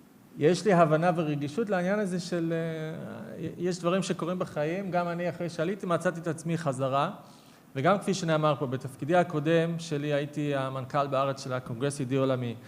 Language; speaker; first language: Hebrew; non-native, fluent; English